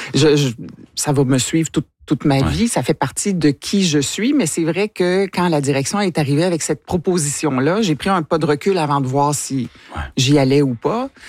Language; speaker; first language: French; native; French